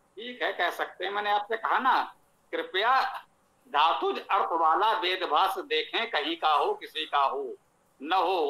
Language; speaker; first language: Hindi; native; Hindi